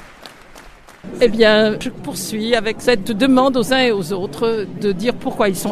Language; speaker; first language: French; native; French